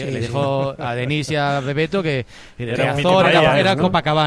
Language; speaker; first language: Spanish; native; Spanish